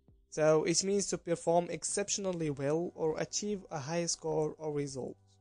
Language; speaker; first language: English; non-native, fluent; Arabic